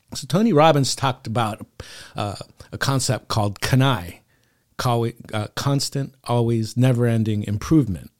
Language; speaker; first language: English; native; English